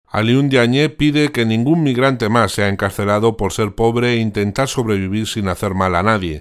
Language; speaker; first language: Spanish; native; Spanish